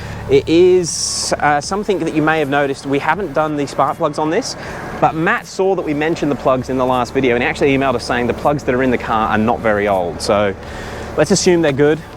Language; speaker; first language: English; native; English